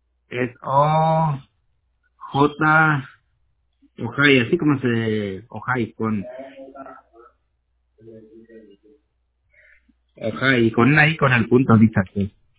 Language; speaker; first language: Spanish; native; Spanish